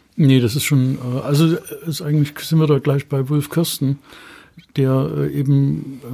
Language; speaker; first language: German; native; German